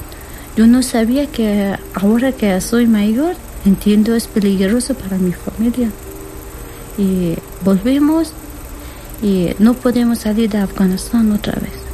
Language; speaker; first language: Spanish; non-native, learner; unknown